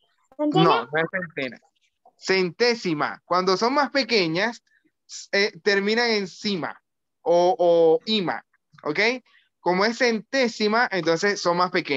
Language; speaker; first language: Spanish; native; Spanish